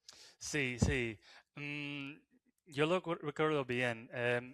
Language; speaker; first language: Spanish; non-native, fluent; English